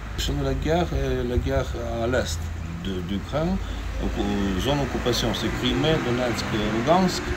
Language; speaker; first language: French; non-native, learner; Ukrainian